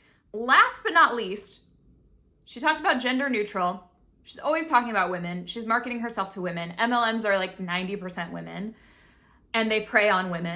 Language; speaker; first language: English; native; English